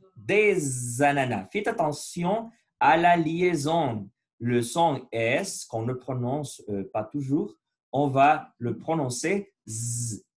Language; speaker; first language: French; non-native, learner; Spanish